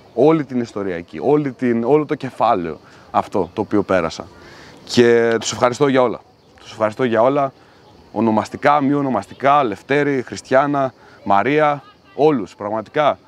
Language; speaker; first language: Greek; native; Greek